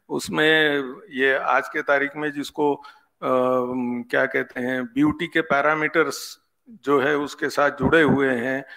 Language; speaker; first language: Hindi; non-native, local second language; Marathi